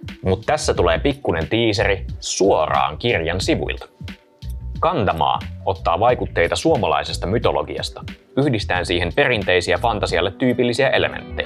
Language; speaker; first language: Finnish; native; Finnish